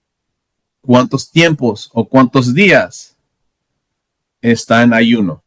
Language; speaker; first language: Spanish; non-native, learner; English